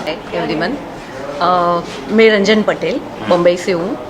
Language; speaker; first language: Hindi; non-native, local second language; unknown